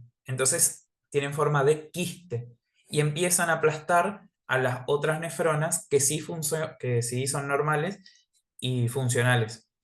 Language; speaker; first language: Spanish; native; Spanish